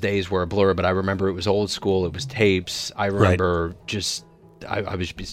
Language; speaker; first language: English; native; English